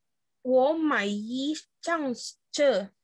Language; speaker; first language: Chinese; non-native, learner; Indonesian